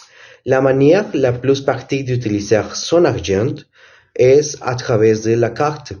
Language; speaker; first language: French; non-native, learner; Spanish